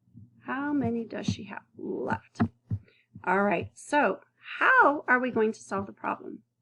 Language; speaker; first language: English; native; English